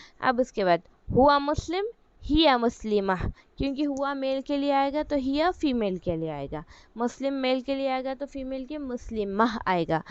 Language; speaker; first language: Urdu; native; Urdu